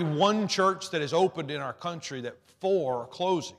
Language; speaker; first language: English; native; English